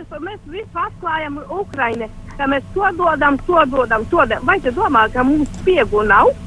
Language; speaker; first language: Latvian; native; Latvian